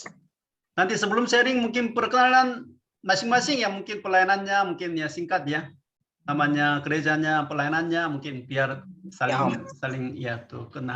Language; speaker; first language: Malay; non-native, fluent; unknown